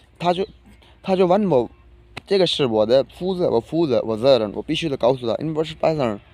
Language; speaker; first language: Chinese; non-native, learner; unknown